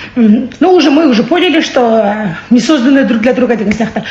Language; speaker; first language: Russian; non-native, local second language; Kazakh